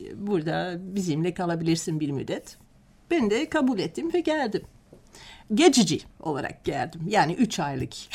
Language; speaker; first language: Turkish; non-native, fluent; Dutch